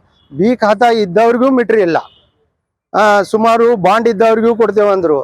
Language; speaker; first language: Kannada; native; Kannada